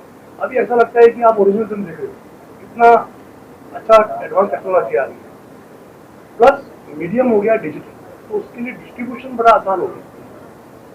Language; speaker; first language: Hindi; native; Hindi